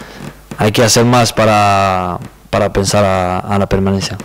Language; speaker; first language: Spanish; non-native, learner; French